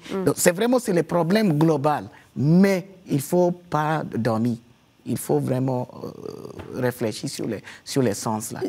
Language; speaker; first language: French; non-native, fluent; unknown